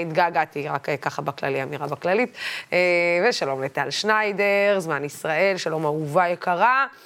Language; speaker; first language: Hebrew; non-native, local second language; Arabic